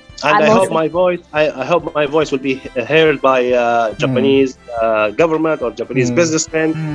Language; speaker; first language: English; non-native, fluent; Arabic